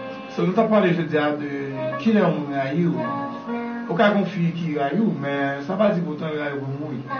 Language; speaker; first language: French; native; French